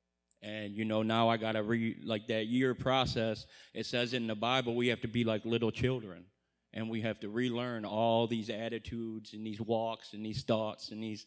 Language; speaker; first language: English; native; English